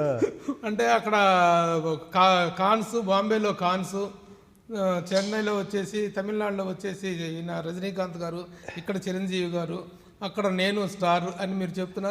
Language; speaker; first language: Telugu; native; Telugu